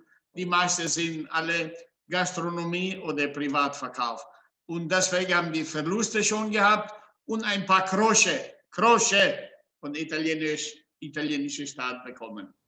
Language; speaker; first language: German; non-native, fluent; Italian